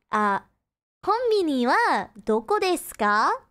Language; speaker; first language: Japanese; non-native, fluent; English